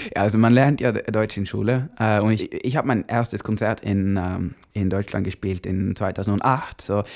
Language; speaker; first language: German; non-native, learner; Norwegian